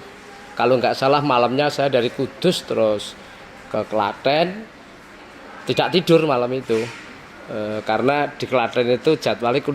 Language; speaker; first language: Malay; non-native, local second language; Javanese